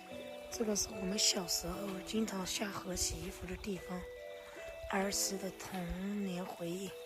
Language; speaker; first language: Chinese; native; Chinese